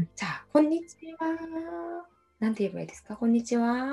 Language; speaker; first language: Japanese; non-native, fluent; Korean